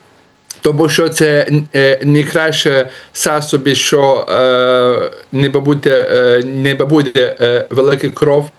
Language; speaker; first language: Ukrainian; non-native, learner; Lithuanian